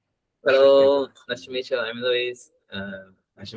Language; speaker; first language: English; non-native, learner; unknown